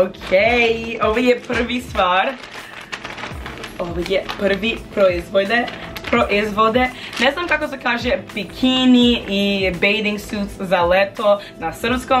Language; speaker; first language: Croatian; non-native, learner; English